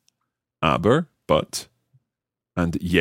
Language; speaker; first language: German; non-native, learner; English